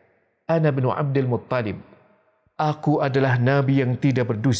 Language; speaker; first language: Indonesian; native; Indonesian